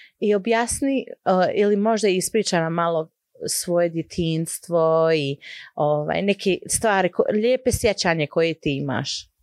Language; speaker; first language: Croatian; early bilingual, heritage; Bosnian